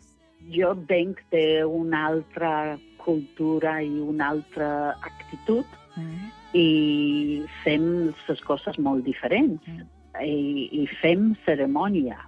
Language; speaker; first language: Catalan; non-native, fluent; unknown